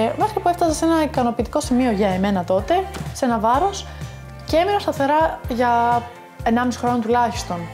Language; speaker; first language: Greek; early bilingual, heritage; Greek